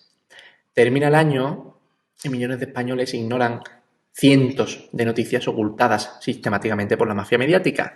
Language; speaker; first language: Spanish; native; Spanish